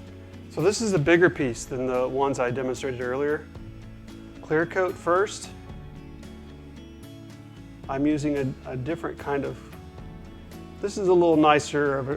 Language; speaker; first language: English; native; English